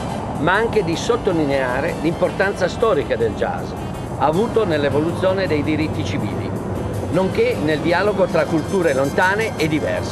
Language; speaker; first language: Italian; native; Italian